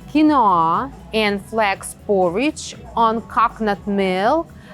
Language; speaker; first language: English; non-native, fluent; Ukrainian